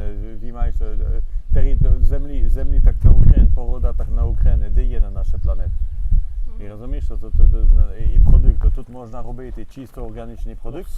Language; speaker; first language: Ukrainian; non-native, learner; French